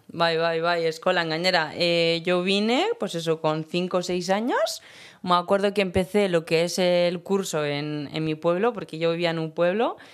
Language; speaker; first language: Spanish; early bilingual, other home language; Berber languages